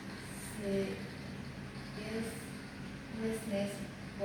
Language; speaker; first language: English; non-native, learner; Indonesian